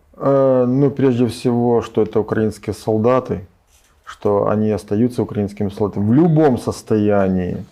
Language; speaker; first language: Russian; native; Russian